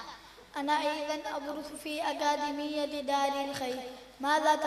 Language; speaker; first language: Arabic; non-native, learner; Urdu